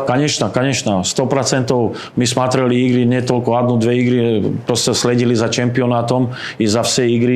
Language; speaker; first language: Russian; non-native, learner; Slovak